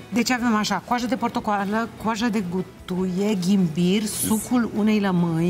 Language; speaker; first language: Romanian; native; Romanian